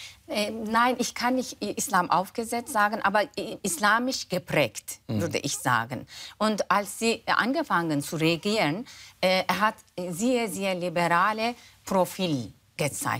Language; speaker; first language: German; non-native, fluent; Turkish